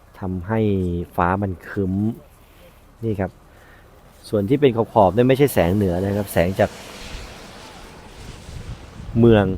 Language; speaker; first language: Thai; native; Thai